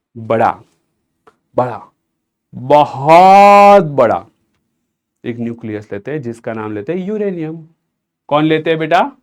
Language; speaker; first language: Hindi; non-native, local second language; Gujarati